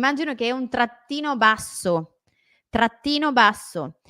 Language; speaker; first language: Italian; non-native, fluent; Spanish